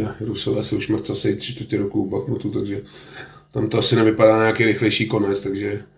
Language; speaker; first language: Czech; native; Czech